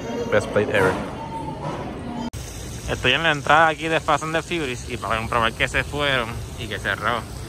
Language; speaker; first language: Spanish; early bilingual, heritage; Spanish